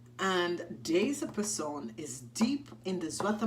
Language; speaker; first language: Dutch; non-native, fluent; English